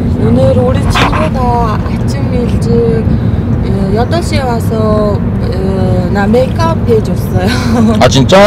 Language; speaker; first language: Korean; non-native, fluent; Mongolian